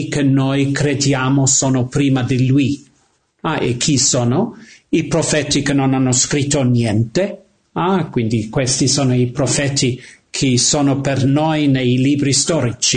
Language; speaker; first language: Italian; non-native, fluent; English